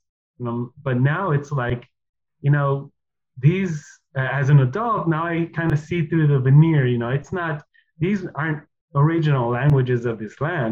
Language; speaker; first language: English; early bilingual, other home language; Spanish